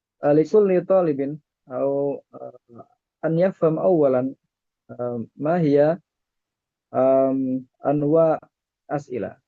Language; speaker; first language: Arabic; non-native, fluent; Indonesian